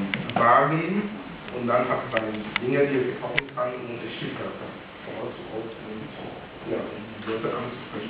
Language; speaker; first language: German; non-native, fluent; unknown